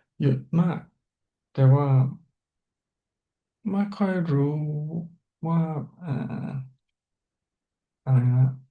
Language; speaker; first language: Thai; non-native, learner; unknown